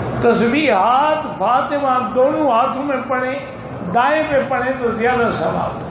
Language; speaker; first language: Urdu; early bilingual, heritage; Urdu